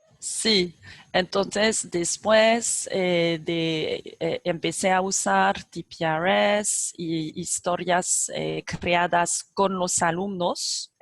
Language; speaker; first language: Spanish; non-native, fluent; French